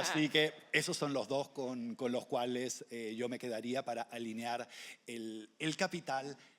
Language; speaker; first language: Spanish; native; Spanish